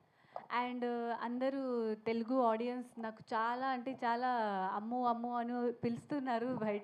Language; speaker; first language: Telugu; non-native, fluent; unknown